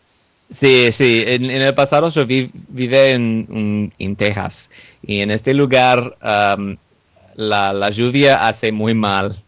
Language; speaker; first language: Spanish; non-native, learner; English